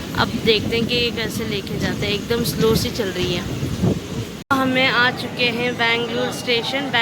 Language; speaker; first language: Hindi; non-native, local second language; Urdu